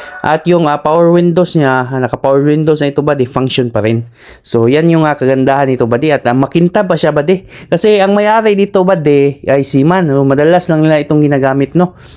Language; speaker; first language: Filipino; non-native, local second language; Cebuano